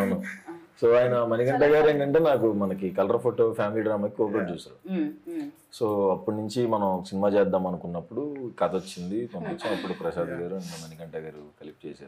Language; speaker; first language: Telugu; native; Telugu